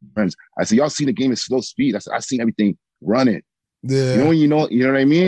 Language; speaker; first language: English; native; English